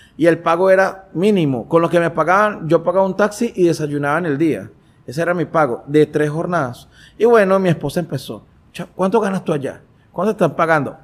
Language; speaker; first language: Spanish; native; Spanish